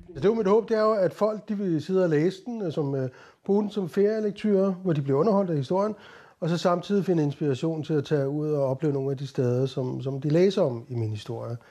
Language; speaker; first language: Danish; native; Danish